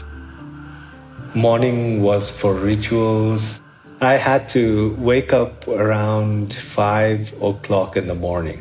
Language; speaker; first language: English; non-native, local second language; Sherpa